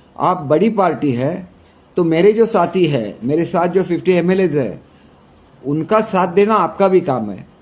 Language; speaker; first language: Hindi; non-native, local second language; Marathi